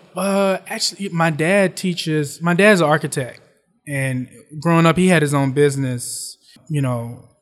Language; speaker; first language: English; native; English